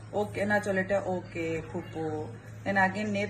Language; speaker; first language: Tamil; non-native, local second language; Urdu